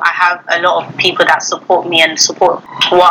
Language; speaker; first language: English; native; English